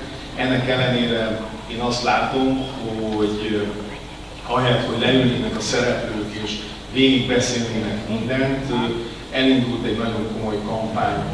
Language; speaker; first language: Hungarian; native; Hungarian